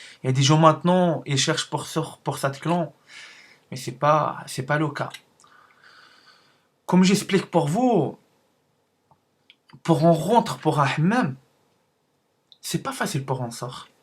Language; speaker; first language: French; non-native, learner; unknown